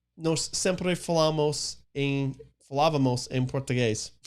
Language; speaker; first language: Portuguese; non-native, learner; English